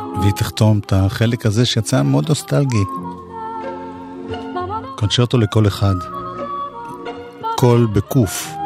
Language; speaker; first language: Hebrew; native; Hebrew